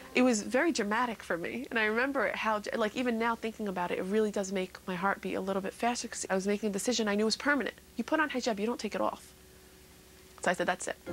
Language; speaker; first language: English; native; English